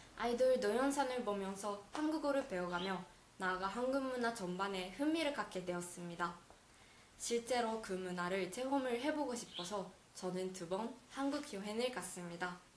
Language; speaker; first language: Korean; non-native, fluent; Japanese